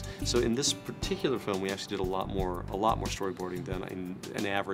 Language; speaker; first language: English; native; English